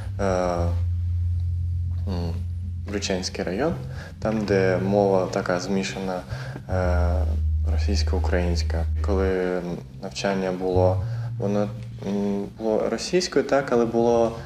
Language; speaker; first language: Ukrainian; early bilingual, heritage; Ukrainian